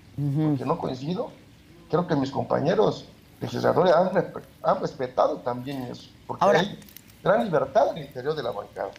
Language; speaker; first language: Spanish; native; Spanish